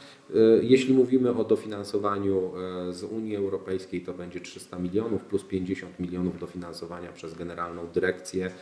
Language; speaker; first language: Polish; native; Polish